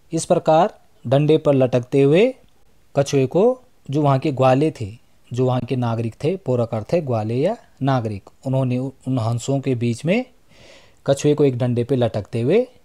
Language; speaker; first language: Hindi; native; Hindi